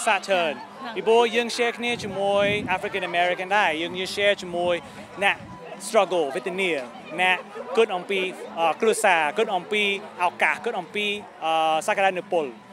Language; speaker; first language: Khmer; early bilingual, heritage; Khmer